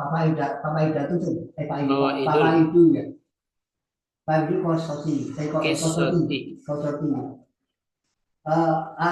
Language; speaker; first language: Arabic; non-native, learner; Indonesian